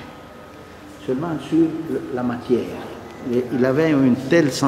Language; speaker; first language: French; non-native, fluent; Italian